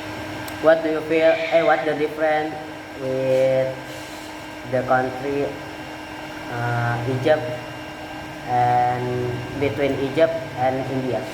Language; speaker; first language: English; non-native, learner; Indonesian